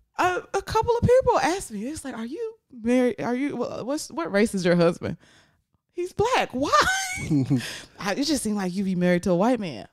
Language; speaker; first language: English; native; English